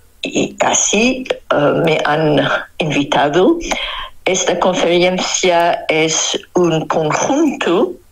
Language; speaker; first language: Spanish; non-native, fluent; Arabic